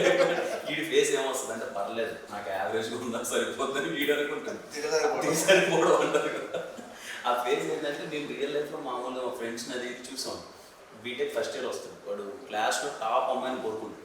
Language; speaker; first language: Telugu; native; Telugu